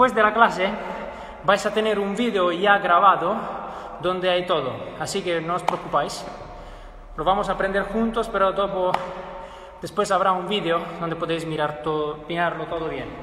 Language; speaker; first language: Spanish; non-native, fluent; Italian